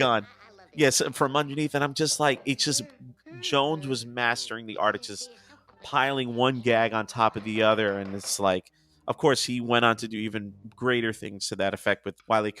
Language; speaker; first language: English; native; English